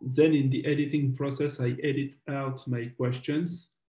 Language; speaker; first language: English; non-native, fluent; French